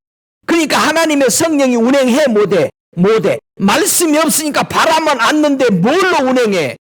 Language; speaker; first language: Korean; native; Korean